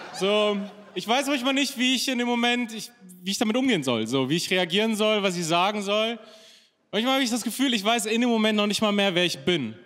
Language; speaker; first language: German; early bilingual, other home language; Persian